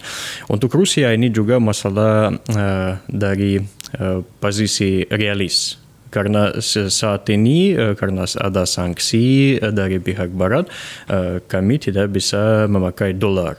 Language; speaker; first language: Indonesian; non-native, fluent; Russian